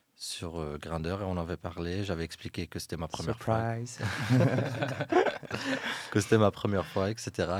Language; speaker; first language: French; non-native, local second language; Arabic